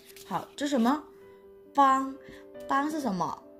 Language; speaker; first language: Chinese; non-native, fluent; Indonesian